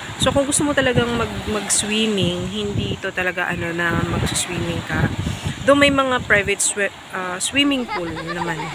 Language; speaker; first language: Filipino; non-native, local second language; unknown